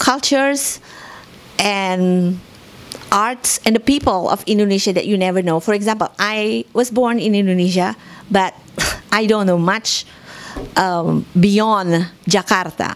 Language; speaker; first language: English; non-native, fluent; Indonesian